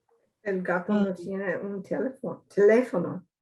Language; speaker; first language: Spanish; non-native, learner; English